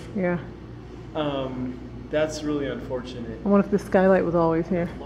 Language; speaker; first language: English; native; English